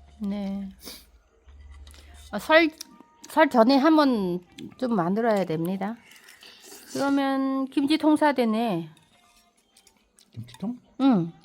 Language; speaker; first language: Korean; non-native, learner; Vietnamese